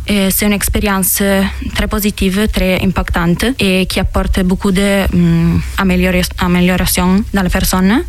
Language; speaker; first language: French; non-native, learner; Italian